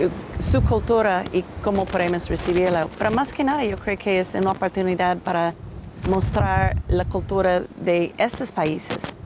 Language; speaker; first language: Spanish; non-native, learner; English